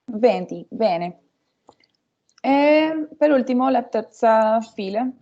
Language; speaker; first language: Italian; non-native, fluent; Spanish